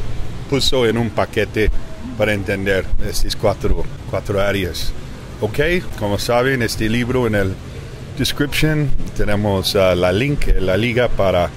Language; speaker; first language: Spanish; early bilingual, heritage; English